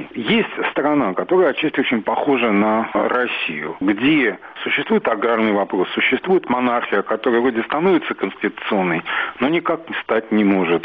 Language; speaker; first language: Russian; native; Russian